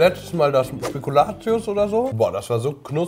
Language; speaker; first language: German; native; German